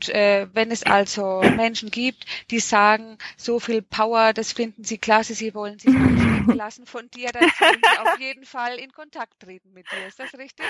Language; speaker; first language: German; native; German